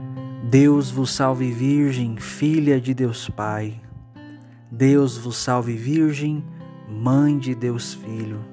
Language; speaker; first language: Portuguese; native; Portuguese